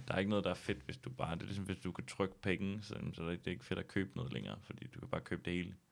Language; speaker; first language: Danish; native; Danish